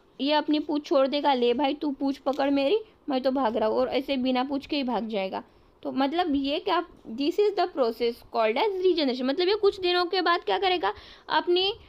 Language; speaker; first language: Hindi; non-native, local second language; Marathi